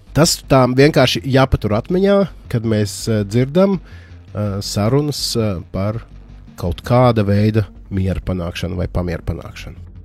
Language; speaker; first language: Latvian; native; Latvian